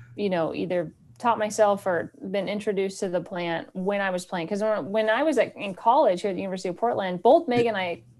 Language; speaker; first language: English; native; English